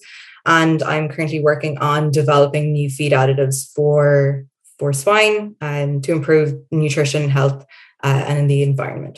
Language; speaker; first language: English; native; English